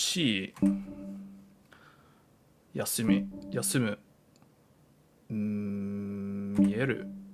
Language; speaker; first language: Japanese; non-native, learner; English